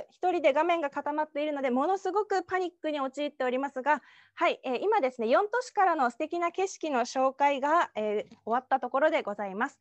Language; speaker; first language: Japanese; native; Japanese